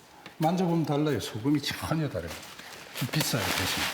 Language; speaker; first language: Korean; native; Korean